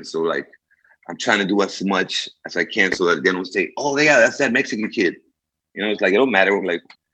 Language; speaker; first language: English; early bilingual, other home language; Spanish